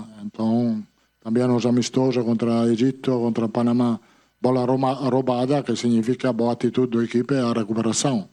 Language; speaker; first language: Portuguese; non-native, fluent; Italian